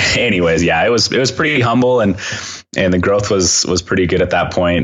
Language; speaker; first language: English; native; English